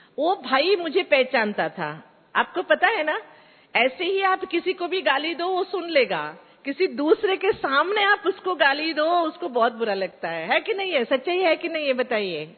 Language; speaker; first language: Hindi; non-native, local second language; Kannada